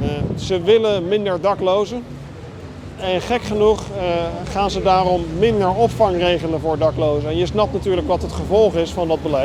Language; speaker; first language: Dutch; native; Dutch